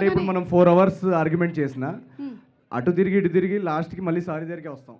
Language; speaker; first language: Telugu; native; Telugu